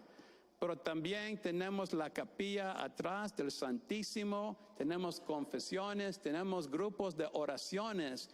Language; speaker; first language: Spanish; non-native, fluent; English